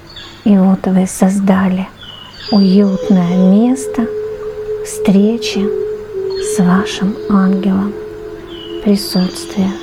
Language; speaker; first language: Russian; native; Russian